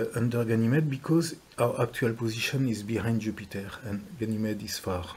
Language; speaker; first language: English; non-native, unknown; French